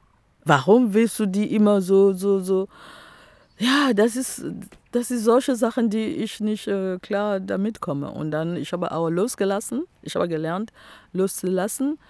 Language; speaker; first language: German; non-native, fluent; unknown